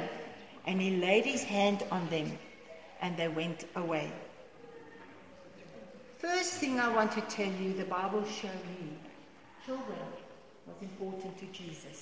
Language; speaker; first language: English; non-native, local second language; Afrikaans